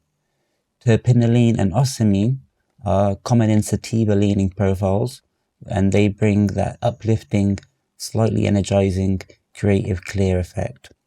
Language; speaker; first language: English; native; English